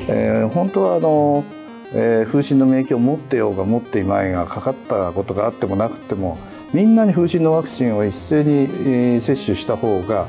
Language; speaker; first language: Japanese; native; Japanese